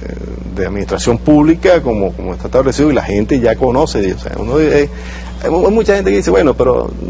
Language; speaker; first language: Spanish; native; Spanish